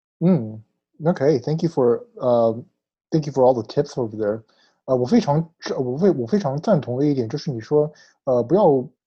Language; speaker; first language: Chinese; early bilingual, heritage; Chinese